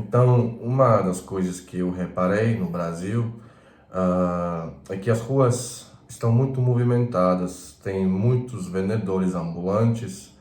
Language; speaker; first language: Portuguese; non-native, fluent; Croatian